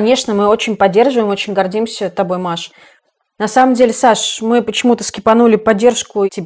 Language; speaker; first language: Russian; native; Russian